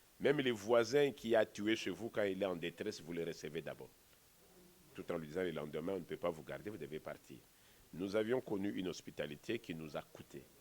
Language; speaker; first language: French; non-native, local second language; Kongo